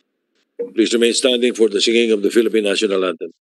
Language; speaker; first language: English; non-native, local second language; Filipino